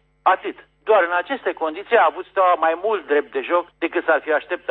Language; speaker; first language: Romanian; native; Romanian